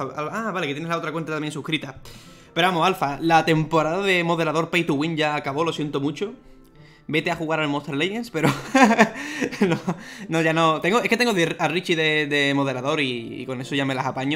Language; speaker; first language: Spanish; native; Spanish